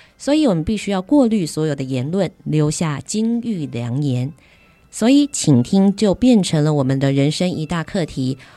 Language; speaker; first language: Chinese; native; Chinese